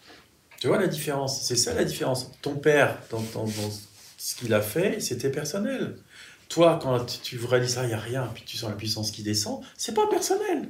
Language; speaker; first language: French; native; French